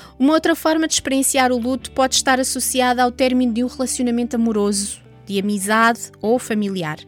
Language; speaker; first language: Portuguese; native; Portuguese